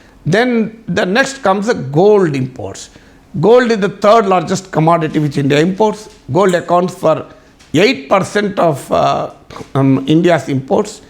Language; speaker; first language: English; non-native, local second language; Telugu